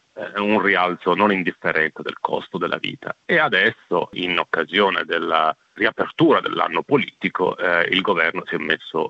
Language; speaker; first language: Italian; native; Italian